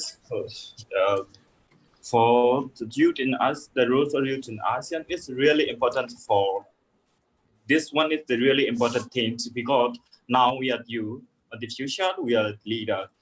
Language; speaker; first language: English; non-native, learner; Burmese